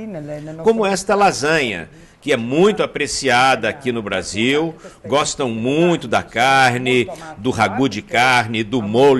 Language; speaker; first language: Portuguese; non-native, fluent; Italian